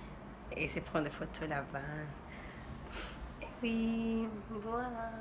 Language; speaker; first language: French; non-native, learner; Spanish